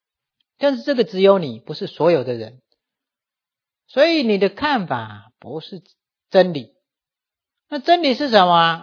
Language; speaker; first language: Chinese; native; Chinese